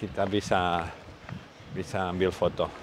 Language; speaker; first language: Indonesian; non-native, learner; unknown